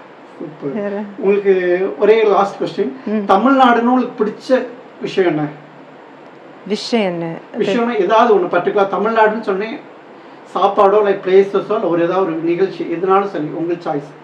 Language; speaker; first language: Tamil; native; Tamil